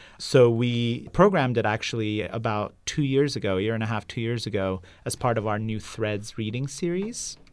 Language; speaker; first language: English; non-native, fluent; Turkish